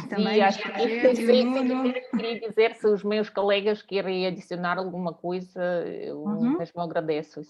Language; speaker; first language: Portuguese; non-native, fluent; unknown